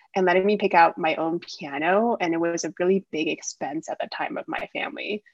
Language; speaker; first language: English; early bilingual, other home language; Wu Chinese